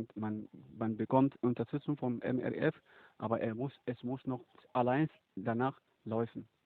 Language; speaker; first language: German; non-native, fluent; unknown